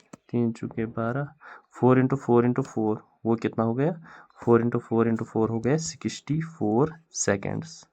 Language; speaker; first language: Hindi; non-native, local second language; Kashmiri